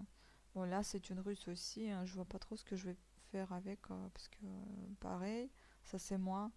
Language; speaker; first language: French; native; French